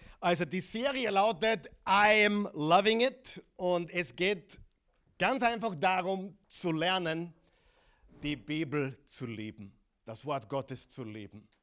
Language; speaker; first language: German; non-native, fluent; English